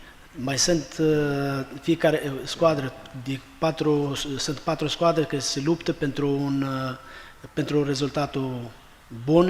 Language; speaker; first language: Romanian; non-native, fluent; Albanian